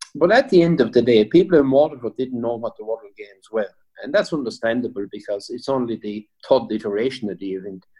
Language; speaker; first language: English; native; English